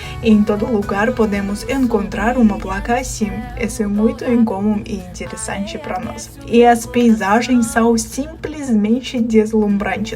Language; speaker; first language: Portuguese; non-native, fluent; Russian